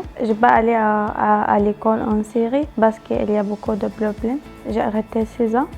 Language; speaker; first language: French; non-native, learner; Arabic